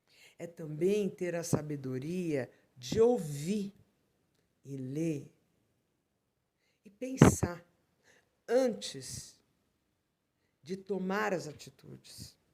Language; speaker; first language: Portuguese; native; Portuguese